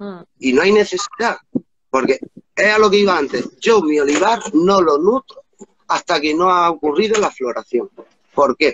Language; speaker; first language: Spanish; native; Spanish